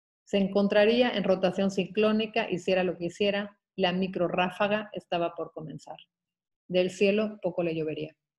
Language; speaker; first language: Spanish; early bilingual, heritage; Spanish